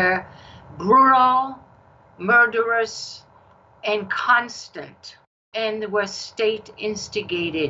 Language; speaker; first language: English; non-native, fluent; Hebrew